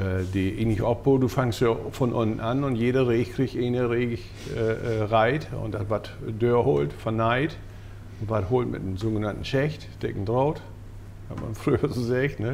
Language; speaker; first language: German; native; German